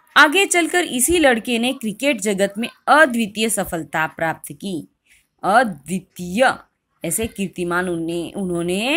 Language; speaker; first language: Hindi; non-native, local second language; Gujarati